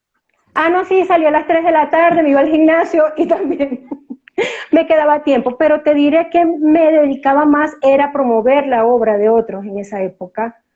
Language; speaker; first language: Spanish; native; Spanish